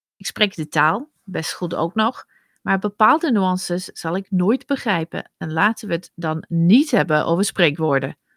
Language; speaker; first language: Dutch; non-native, fluent; English